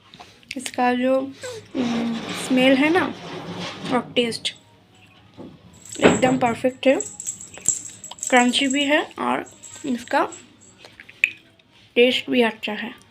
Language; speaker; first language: Hindi; non-native, local second language; Bangla